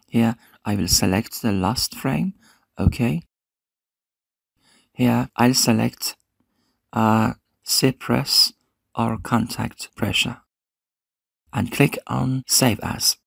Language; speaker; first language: English; non-native, fluent; Persian